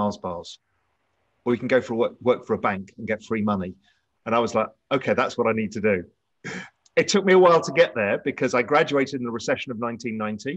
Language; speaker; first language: English; native; English